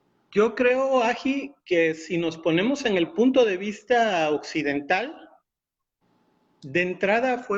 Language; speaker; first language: Spanish; native; Spanish